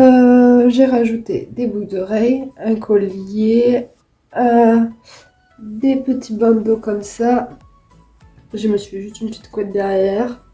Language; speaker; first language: French; native; French